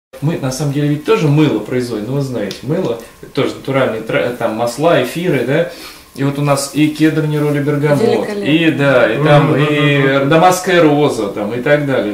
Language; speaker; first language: Russian; native; Russian